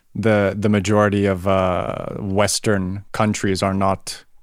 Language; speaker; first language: English; native; English